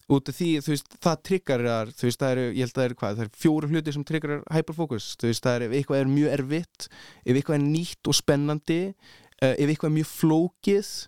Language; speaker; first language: Icelandic; early bilingual, heritage; Icelandic